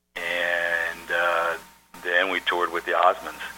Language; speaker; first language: English; native; English